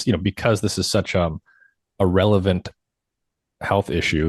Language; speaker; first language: English; native; English